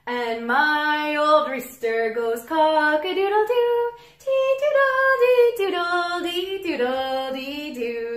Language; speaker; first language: English; native; English